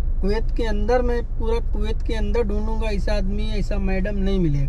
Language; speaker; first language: Hindi; native; Hindi